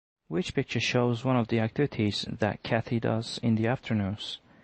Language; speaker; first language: English; non-native, fluent; Turkish